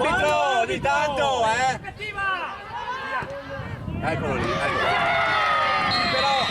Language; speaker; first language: Italian; native; Italian